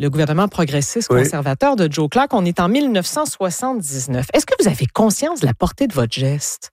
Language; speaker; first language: French; native; French